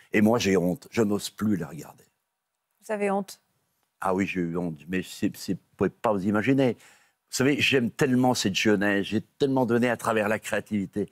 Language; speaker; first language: French; native; French